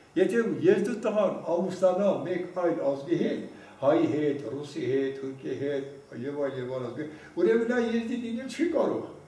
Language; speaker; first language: Armenian; non-native, local second language; Kurdish